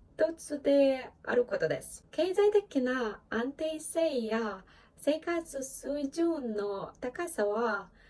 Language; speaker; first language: Japanese; non-native, fluent; Ukrainian